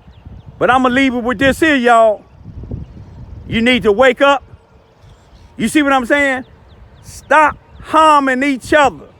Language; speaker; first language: English; native; English